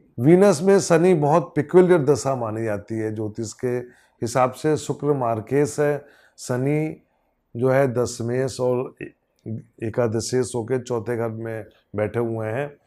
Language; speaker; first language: Hindi; native; Hindi